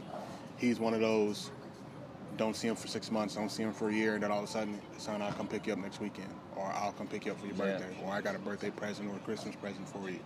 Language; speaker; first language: English; native; English